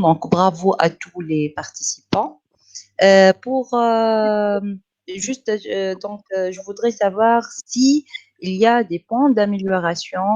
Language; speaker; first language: French; non-native, local second language; Arabic